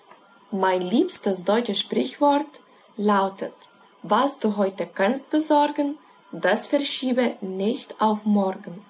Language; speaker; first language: German; non-native, learner; Lithuanian